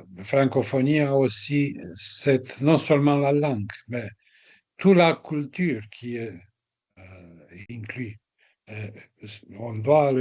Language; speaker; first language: French; non-native, fluent; Romanian